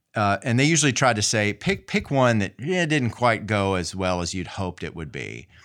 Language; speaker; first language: English; native; English